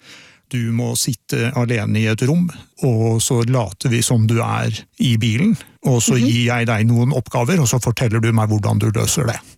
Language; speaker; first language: Norwegian; native; Norwegian